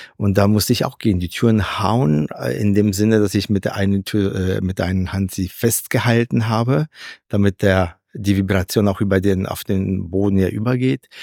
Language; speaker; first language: German; non-native, fluent; Polish